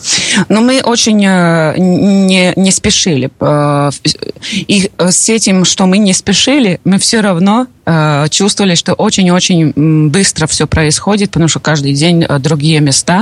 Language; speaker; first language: Russian; non-native, local second language; Latvian